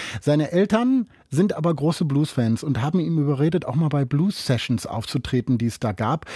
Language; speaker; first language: German; native; German